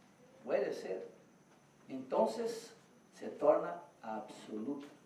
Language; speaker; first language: Spanish; non-native, learner; Portuguese